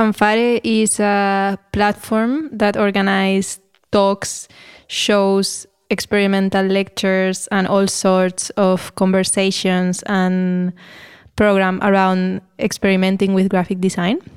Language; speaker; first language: English; non-native, fluent; Spanish